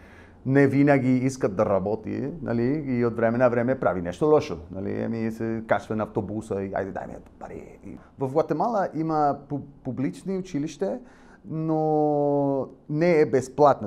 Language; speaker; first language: Bulgarian; non-native, learner; Spanish